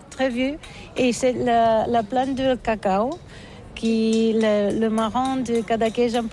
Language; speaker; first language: French; non-native, learner; Catalan